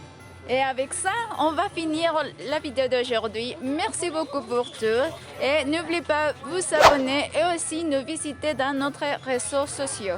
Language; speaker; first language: French; non-native, fluent; Spanish